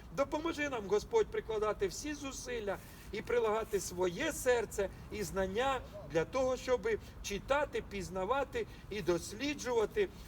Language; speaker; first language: Ukrainian; non-native, local second language; Russian